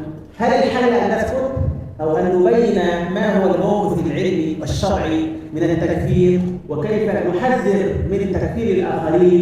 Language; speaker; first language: Arabic; native; Arabic